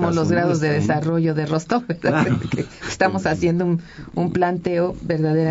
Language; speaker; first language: Spanish; native; Spanish